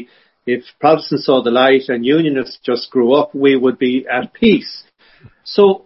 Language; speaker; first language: English; native; English